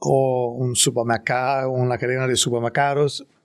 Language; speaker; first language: Spanish; non-native, fluent; Danish